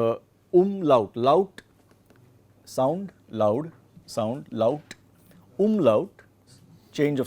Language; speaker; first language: German; non-native, fluent; English